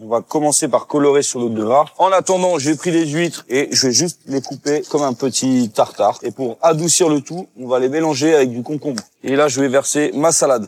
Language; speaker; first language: French; native; French